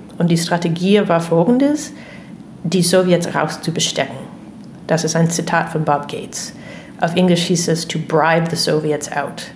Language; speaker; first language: German; non-native, fluent; English